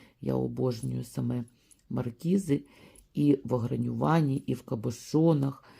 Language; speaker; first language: Ukrainian; native; Ukrainian